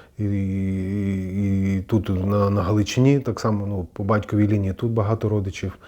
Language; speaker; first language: Ukrainian; native; Ukrainian